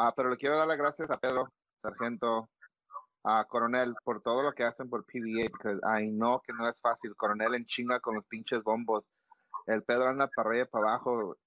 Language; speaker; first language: Spanish; early bilingual, heritage; Spanish